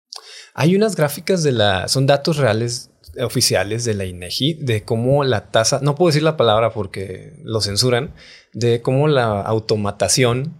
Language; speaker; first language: Spanish; native; Spanish